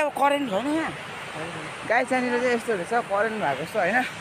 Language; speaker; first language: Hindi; non-native, local second language; Nepali